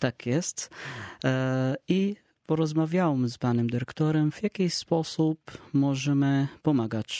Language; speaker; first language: Polish; non-native, learner; Arabic